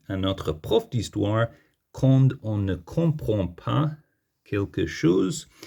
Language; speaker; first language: French; non-native, fluent; English